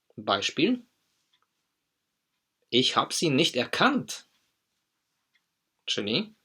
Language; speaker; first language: German; non-native, fluent; Polish